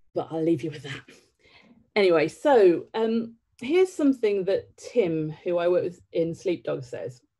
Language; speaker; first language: English; native; English